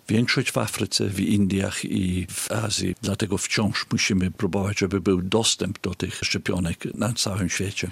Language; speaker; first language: Polish; early bilingual, heritage; Polish